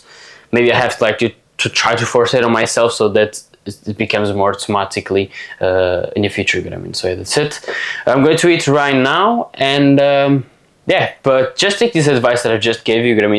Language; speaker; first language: English; non-native, fluent; Portuguese